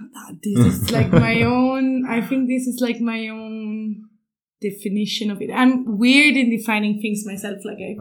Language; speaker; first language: English; non-native, fluent; German